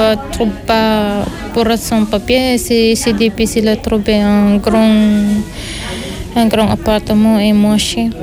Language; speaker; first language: French; non-native, learner; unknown